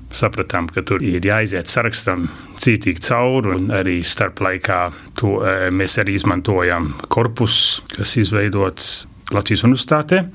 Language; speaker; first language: Latvian; early bilingual, heritage; Latvian